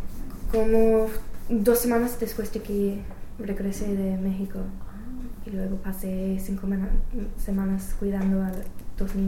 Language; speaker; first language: Spanish; non-native, learner; English